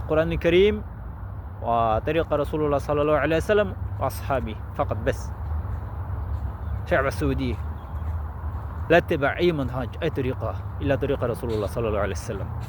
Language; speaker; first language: Arabic; non-native, learner; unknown